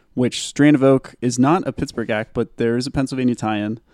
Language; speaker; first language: English; native; English